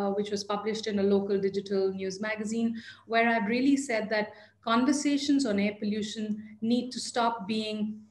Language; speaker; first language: English; non-native, local second language; Hindi